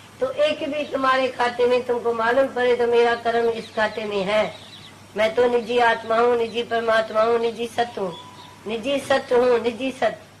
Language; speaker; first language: Hindi; non-native, local second language; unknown